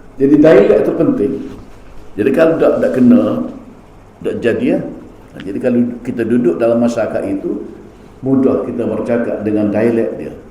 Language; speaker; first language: Malay; native; Malay